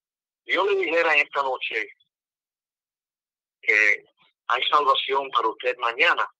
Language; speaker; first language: Spanish; non-native, fluent; English